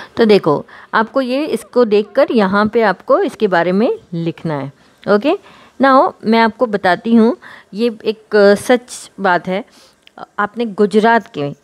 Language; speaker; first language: Hindi; non-native, local second language; Gujarati